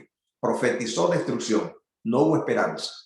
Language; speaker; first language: Spanish; native; Spanish